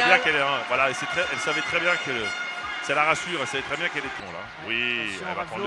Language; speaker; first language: French; native; French